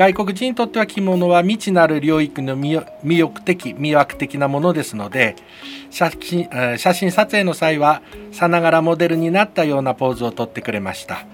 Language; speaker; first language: Japanese; native; Japanese